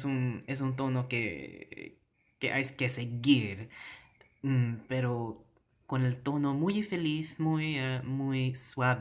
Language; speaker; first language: Spanish; non-native, learner; Cebuano